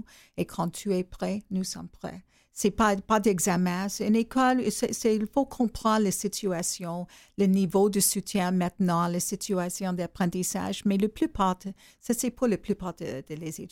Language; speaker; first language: French; non-native, learner; English